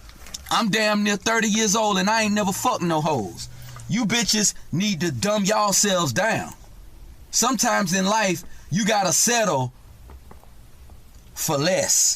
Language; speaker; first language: English; native; English